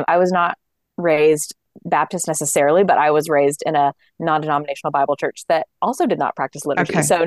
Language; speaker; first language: English; native; English